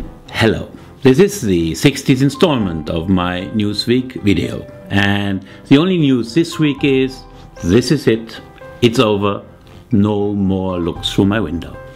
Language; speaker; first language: English; non-native, fluent; German